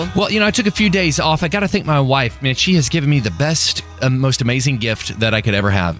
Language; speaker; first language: English; native; English